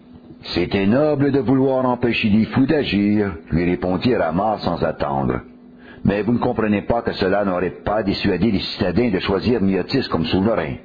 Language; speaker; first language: French; native; French